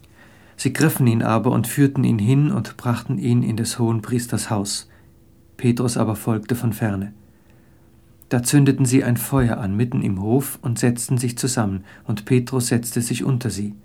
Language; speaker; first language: German; native; German